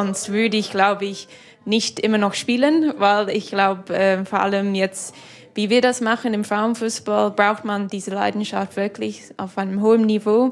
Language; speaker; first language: German; non-native, fluent; English